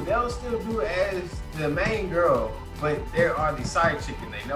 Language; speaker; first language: English; native; English